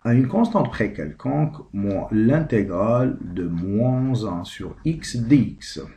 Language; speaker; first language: French; non-native, local second language; Arabic